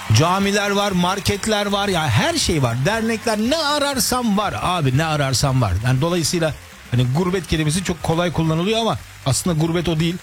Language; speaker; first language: Turkish; early bilingual, heritage; Turkish